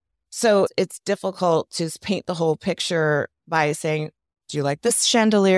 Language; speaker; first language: English; native; English